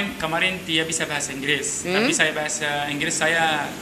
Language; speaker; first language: Indonesian; non-native, learner; Arabic